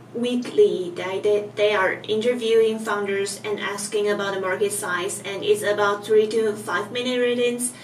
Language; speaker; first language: English; non-native, fluent; Chinese